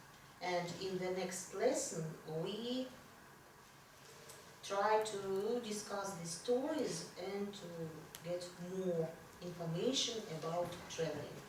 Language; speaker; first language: English; non-native, fluent; Russian